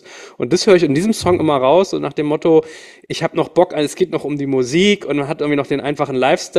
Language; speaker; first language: German; native; German